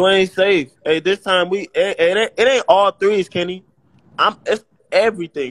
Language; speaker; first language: English; native; English